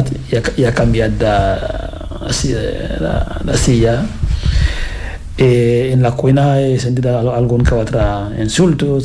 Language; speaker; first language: Catalan; non-native, fluent; Fula